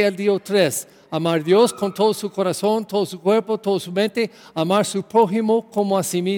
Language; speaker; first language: Spanish; non-native, learner; English